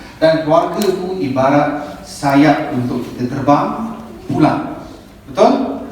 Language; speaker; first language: Malay; native; Malay